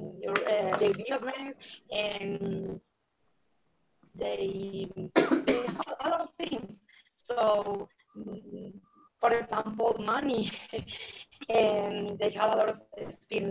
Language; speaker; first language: English; non-native, learner; Spanish